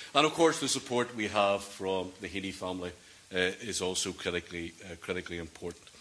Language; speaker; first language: English; native; English